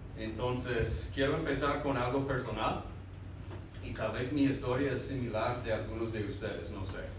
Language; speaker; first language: Spanish; non-native, fluent; English